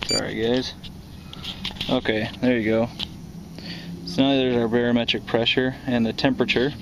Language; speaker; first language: English; native; English